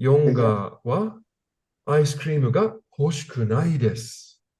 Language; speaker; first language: Japanese; non-native, learner; English